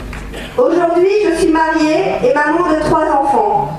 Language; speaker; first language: French; native; French